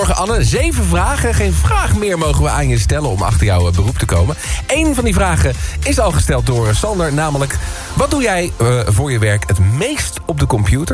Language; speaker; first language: Dutch; native; Dutch